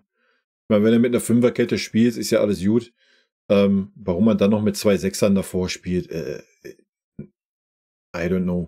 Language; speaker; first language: German; native; German